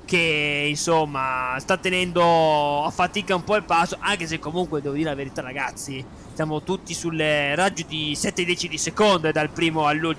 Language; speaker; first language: Italian; native; Italian